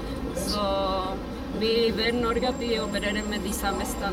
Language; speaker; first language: Norwegian; non-native, fluent; Spanish